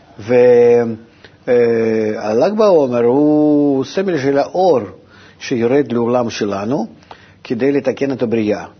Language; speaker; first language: Hebrew; non-native, fluent; Russian